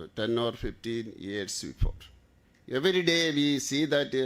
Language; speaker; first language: English; non-native, local second language; Malayalam